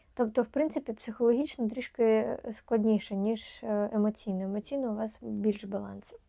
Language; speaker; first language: Ukrainian; non-native, local second language; Russian